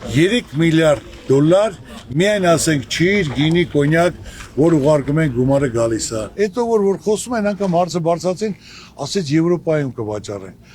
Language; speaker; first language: Armenian; native; Armenian